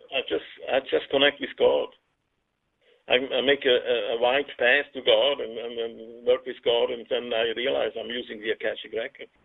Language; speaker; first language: English; non-native, fluent; Swiss German